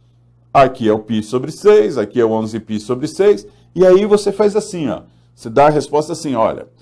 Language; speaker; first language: Portuguese; native; Portuguese